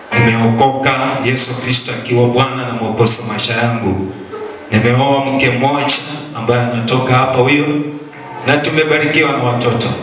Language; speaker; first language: Swahili; non-native, local second language; Luyia